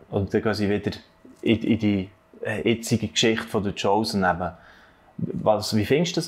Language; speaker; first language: German; native; German